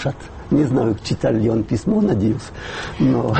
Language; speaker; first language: Russian; non-native, fluent; French